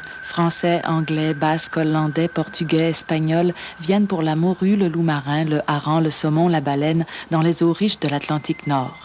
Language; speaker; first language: French; native; French